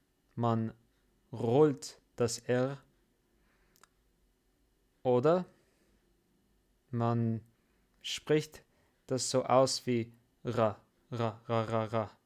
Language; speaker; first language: German; non-native, fluent; English